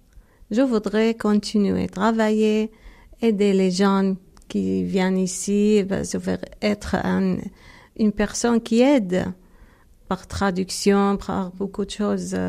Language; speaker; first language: French; non-native, learner; Arabic